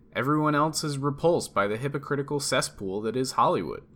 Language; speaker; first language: English; native; English